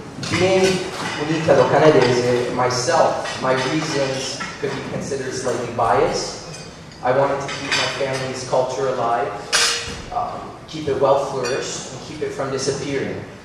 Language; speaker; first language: English; native; English